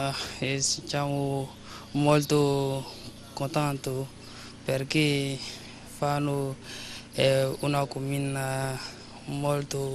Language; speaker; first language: Italian; non-native, learner; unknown